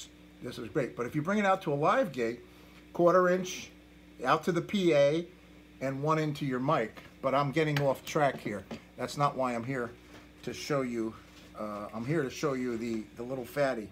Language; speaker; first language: English; native; English